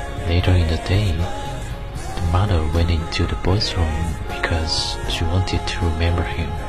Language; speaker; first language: English; non-native, fluent; Chinese